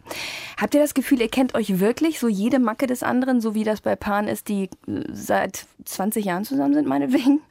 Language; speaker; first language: German; native; German